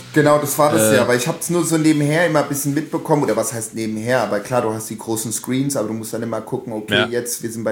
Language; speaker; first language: German; native; German